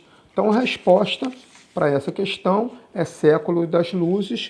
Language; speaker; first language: Portuguese; native; Portuguese